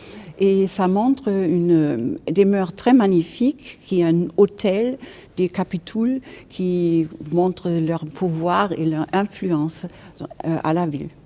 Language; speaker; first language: French; non-native, fluent; German